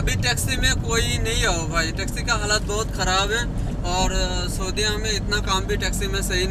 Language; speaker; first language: Hindi; non-native, fluent; Bangla